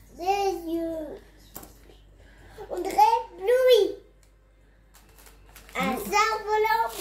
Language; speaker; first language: French; native; French